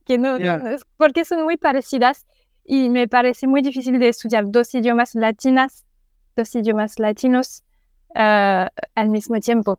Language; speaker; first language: Spanish; non-native, learner; French